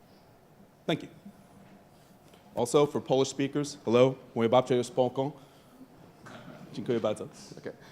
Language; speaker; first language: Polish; non-native, learner; English